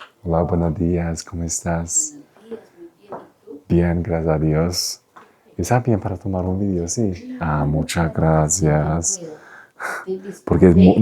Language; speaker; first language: Spanish; non-native, learner; English